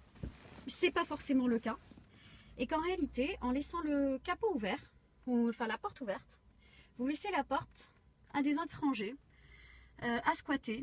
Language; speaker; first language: French; native; French